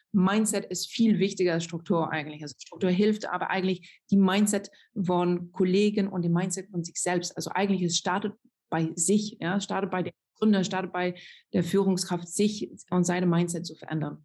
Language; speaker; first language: German; non-native, fluent; French